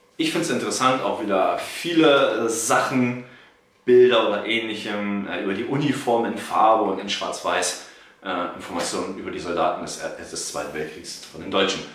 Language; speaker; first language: German; native; German